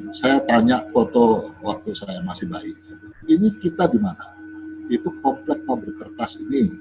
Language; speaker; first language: Indonesian; native; Indonesian